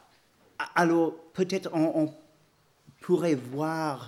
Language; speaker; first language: French; non-native, fluent; English